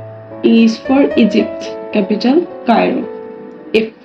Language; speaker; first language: English; non-native, learner; Bangla